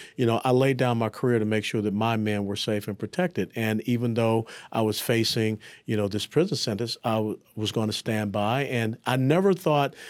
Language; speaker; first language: English; native; English